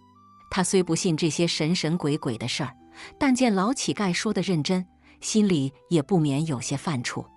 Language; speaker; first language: Chinese; native; Chinese